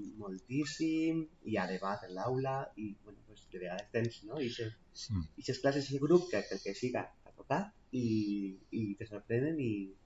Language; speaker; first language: Catalan; native; Catalan